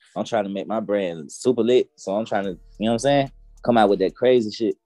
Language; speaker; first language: English; native; English